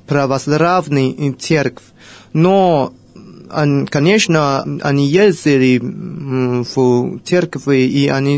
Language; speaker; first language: Russian; non-native, fluent; Chinese